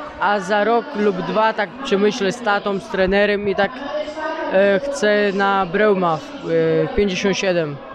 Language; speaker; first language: Polish; early bilingual, other home language; Chechen